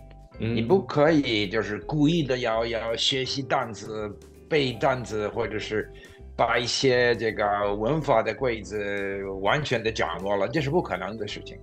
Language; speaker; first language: Chinese; non-native, fluent; English